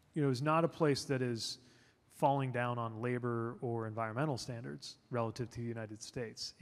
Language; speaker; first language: English; native; English